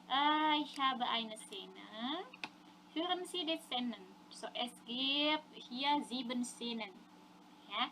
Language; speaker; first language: German; non-native, fluent; Indonesian